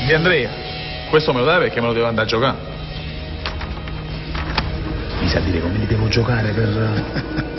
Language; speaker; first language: Italian; native; Italian